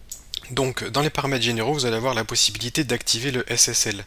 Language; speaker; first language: French; native; French